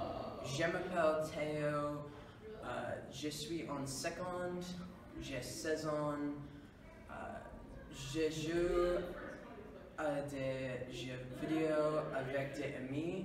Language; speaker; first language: French; non-native, learner; English